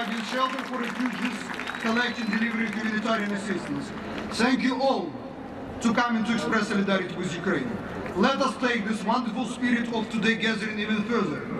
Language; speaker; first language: English; non-native, fluent; Ukrainian